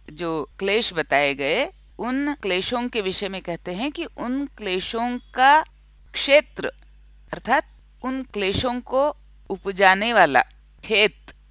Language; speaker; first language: Hindi; non-native, local second language; Marathi